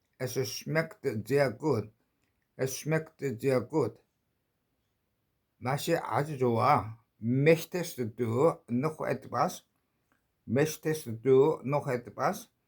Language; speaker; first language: German; non-native, learner; Korean